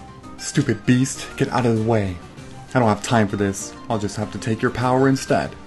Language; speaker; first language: English; native; English